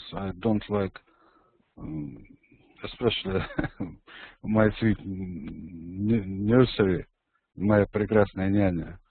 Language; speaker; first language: English; non-native, learner; Russian